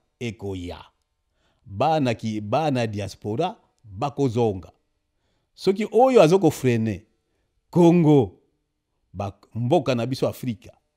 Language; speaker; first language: Lingala; non-native, local second language; Kongo